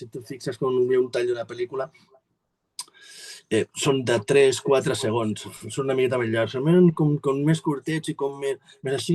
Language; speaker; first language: Catalan; native; Catalan